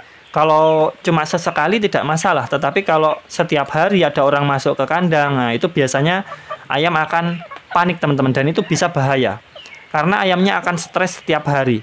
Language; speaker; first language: Indonesian; native; Indonesian